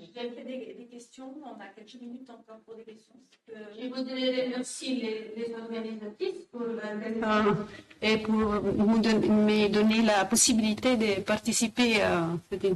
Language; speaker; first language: French; non-native, fluent; Italian